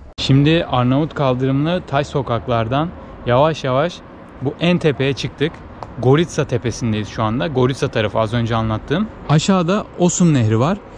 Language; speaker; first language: Turkish; native; Turkish